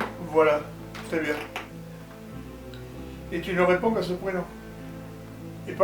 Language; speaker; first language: French; native; French